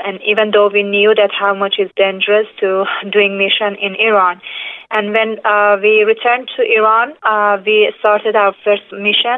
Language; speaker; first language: English; non-native, fluent; Persian